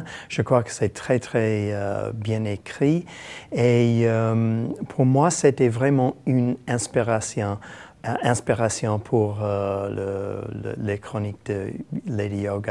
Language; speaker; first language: French; non-native, fluent; English